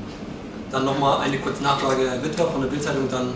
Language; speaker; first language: German; native; German